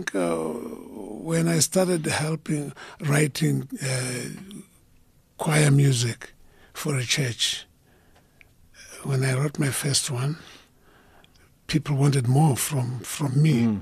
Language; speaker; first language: English; non-native, local second language; Shona